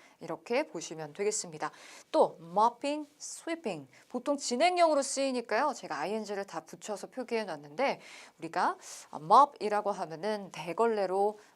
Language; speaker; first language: Korean; native; Korean